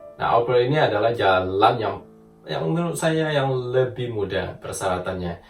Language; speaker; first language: Indonesian; native; Indonesian